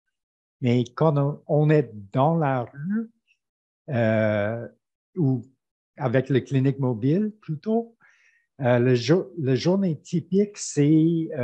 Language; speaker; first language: French; non-native, fluent; English